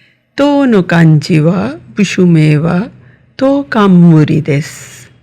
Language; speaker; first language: Japanese; non-native, fluent; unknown